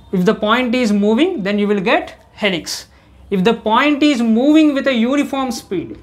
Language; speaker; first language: English; non-native, local second language; Telugu